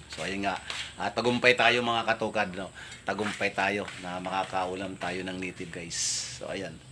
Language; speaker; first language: Filipino; native; Filipino